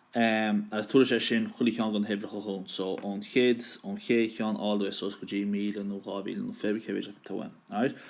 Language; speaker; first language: Irish; native; Irish